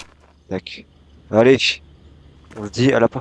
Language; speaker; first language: French; native; French